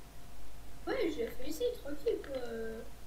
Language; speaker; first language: French; native; French